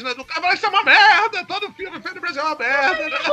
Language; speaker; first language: Portuguese; native; Portuguese